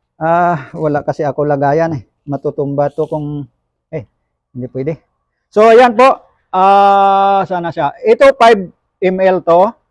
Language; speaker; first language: Filipino; non-native, local second language; Hiligaynon